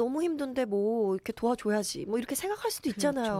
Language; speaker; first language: Korean; native; Korean